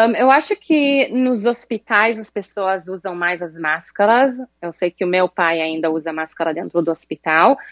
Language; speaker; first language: Portuguese; early bilingual, heritage; Portuguese